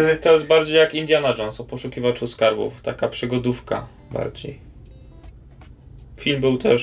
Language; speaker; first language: Polish; native; Polish